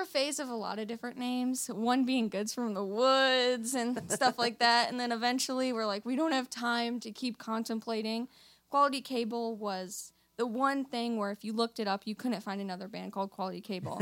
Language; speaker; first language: English; native; English